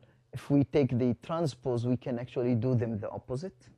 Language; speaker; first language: English; non-native, fluent; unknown